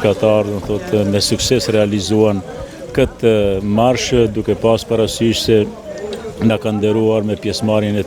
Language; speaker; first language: Albanian; native; Albanian